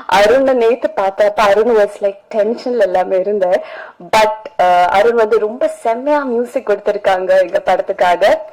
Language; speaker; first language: Tamil; non-native, fluent; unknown